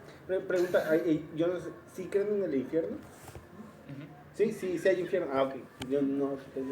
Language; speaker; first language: Spanish; native; Spanish